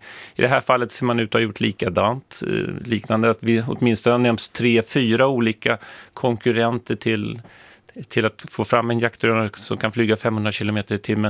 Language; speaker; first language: Swedish; native; Swedish